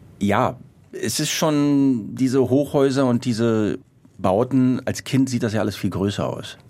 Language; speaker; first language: German; early bilingual, other home language; Croatian